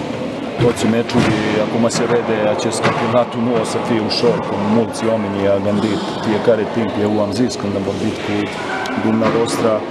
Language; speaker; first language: Romanian; non-native, learner; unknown